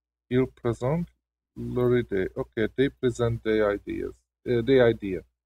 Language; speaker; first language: French; non-native, learner; Hungarian